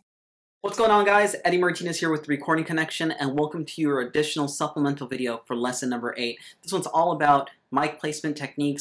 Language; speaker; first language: English; native; English